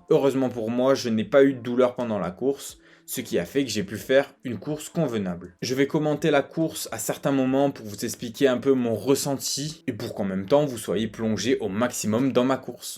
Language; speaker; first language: French; native; French